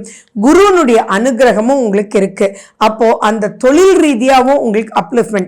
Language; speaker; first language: Tamil; native; Tamil